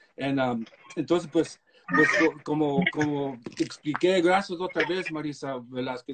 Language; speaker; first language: Spanish; early bilingual, heritage; Spanish